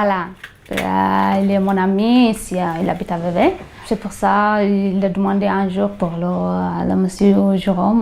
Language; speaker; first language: French; non-native, learner; Tigrinya